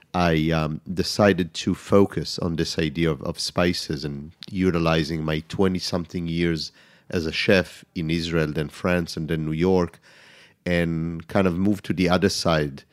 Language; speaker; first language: English; non-native, fluent; Hebrew